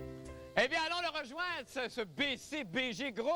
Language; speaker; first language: French; native; French